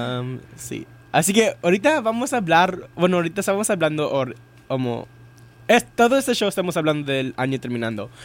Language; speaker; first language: Spanish; early bilingual, heritage; Spanish